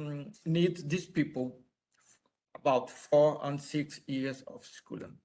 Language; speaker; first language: English; non-native, learner; Portuguese